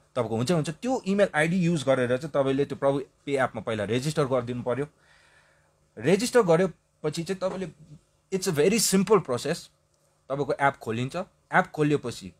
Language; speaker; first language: Nepali; native; Nepali